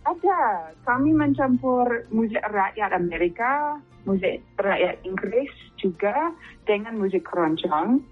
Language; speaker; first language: Indonesian; non-native, fluent; English